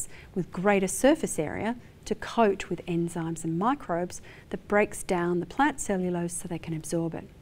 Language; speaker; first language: English; native; English